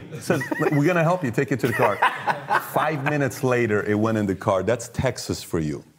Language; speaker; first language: English; early bilingual, other home language; Persian